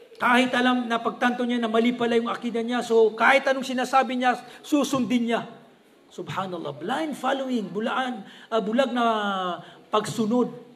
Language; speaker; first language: Filipino; non-native, local second language; Maranao